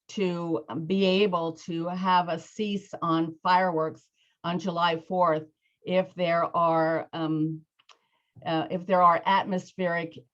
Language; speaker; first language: English; native; English